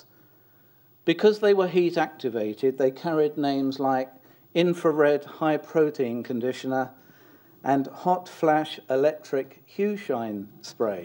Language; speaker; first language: English; native; English